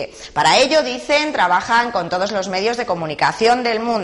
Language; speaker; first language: Spanish; native; Spanish